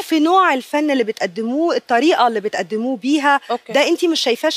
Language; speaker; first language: Arabic; native; Arabic